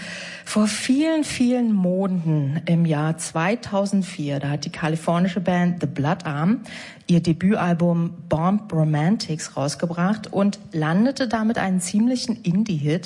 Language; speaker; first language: German; native; German